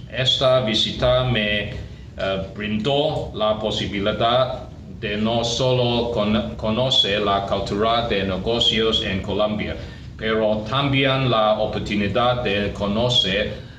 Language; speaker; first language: Spanish; non-native, learner; Cantonese